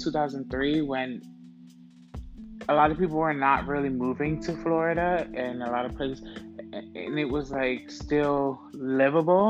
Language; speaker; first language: English; native; English